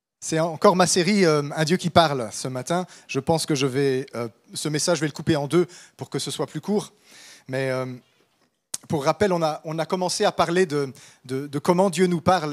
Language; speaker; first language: French; native; French